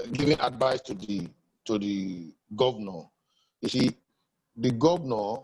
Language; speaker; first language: English; non-native, local second language; Yoruba